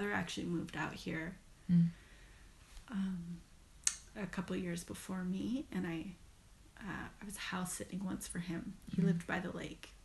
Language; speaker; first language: English; native; English